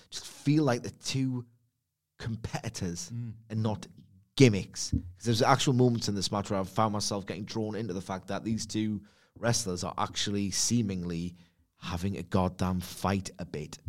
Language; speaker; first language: English; native; English